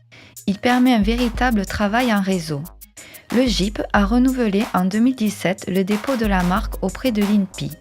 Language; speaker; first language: French; native; French